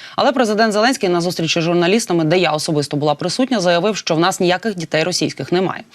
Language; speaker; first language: Ukrainian; native; Ukrainian